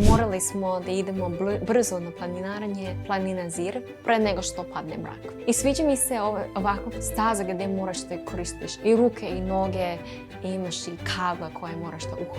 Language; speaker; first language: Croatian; non-native, learner; English